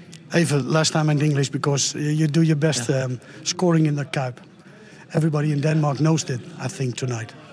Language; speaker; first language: English; non-native, fluent; Dutch